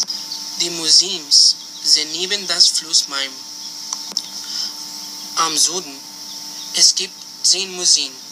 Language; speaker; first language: German; non-native, learner; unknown